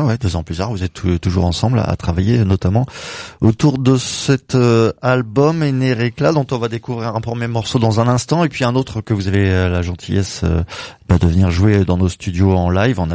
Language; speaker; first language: French; native; French